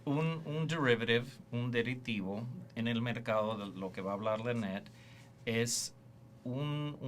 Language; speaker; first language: Spanish; early bilingual, heritage; Spanish